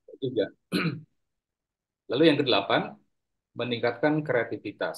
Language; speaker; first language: Indonesian; native; Indonesian